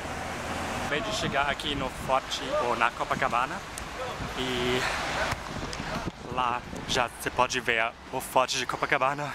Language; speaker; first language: Portuguese; non-native, fluent; German